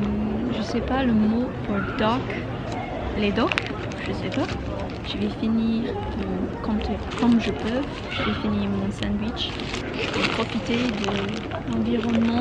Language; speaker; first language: French; non-native, learner; English